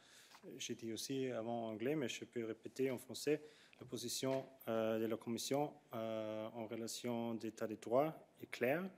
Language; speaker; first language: French; non-native, fluent; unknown